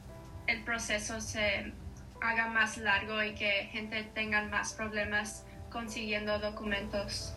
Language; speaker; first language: Spanish; non-native, learner; English